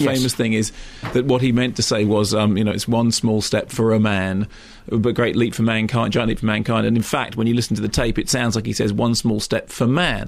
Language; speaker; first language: English; native; English